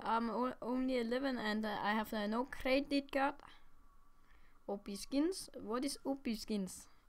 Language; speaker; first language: English; non-native, learner; Danish